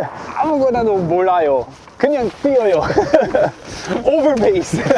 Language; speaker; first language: Korean; non-native, learner; English